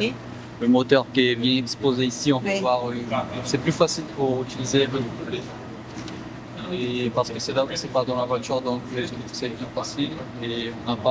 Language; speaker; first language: French; non-native, local second language; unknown